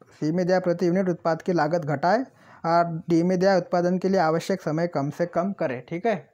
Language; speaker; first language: Hindi; non-native, local second language; Marathi